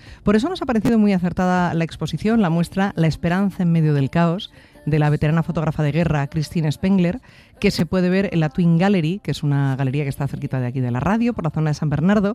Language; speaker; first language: Spanish; native; Spanish